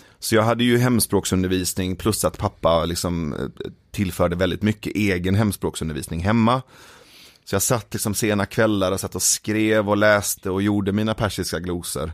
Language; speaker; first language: Swedish; early bilingual, other home language; Persian